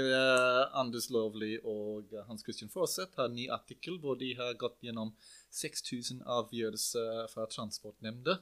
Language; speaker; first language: Norwegian; non-native, fluent; English